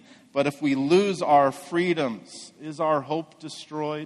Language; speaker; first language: English; native; English